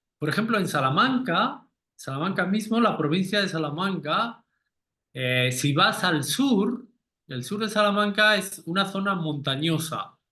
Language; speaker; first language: Spanish; native; Spanish